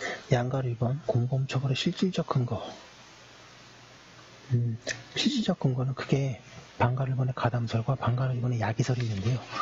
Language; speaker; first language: Korean; native; Korean